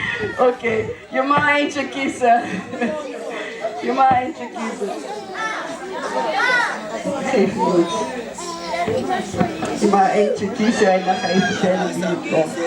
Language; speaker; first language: Dutch; non-native, fluent; Lingala